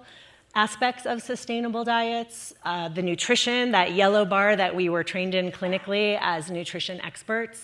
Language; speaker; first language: English; native; English